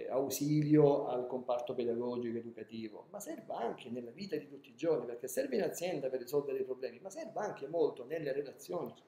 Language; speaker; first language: Italian; native; Italian